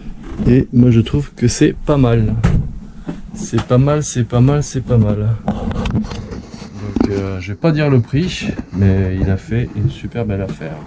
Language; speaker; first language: French; native; French